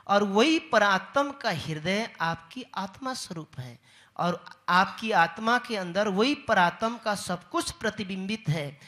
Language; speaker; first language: Hindi; native; Hindi